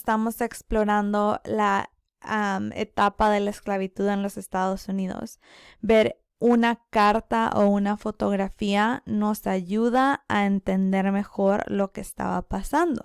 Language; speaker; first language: Spanish; early bilingual, other home language; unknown